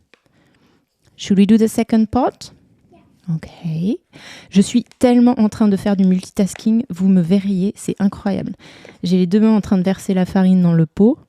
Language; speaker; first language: French; native; French